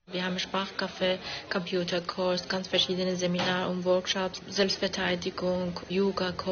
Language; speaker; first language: German; non-native, fluent; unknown